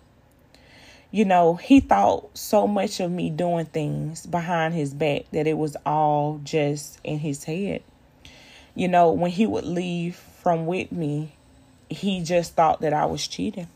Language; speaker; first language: English; native; English